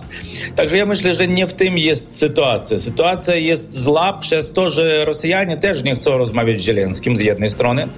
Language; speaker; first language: Polish; non-native, fluent; Ukrainian